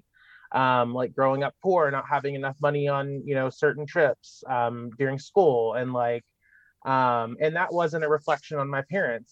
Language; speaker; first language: English; native; English